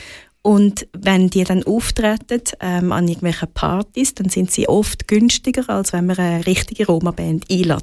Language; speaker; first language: German; native; German